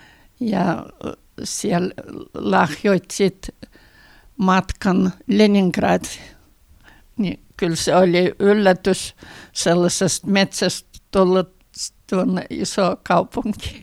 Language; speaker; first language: Finnish; early bilingual, heritage; Finnish